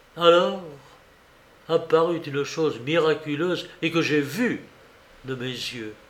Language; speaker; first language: French; native; French